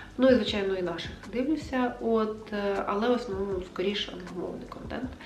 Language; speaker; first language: Ukrainian; non-native, local second language; Russian